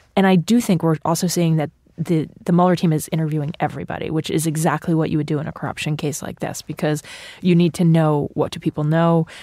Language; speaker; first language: English; early bilingual, other home language; Ukrainian